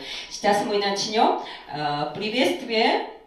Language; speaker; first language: Russian; non-native, fluent; Korean